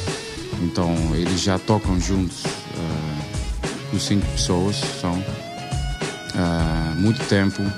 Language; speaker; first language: Portuguese; non-native, learner; Dutch